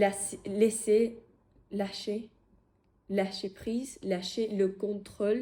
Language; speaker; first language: French; non-native, fluent; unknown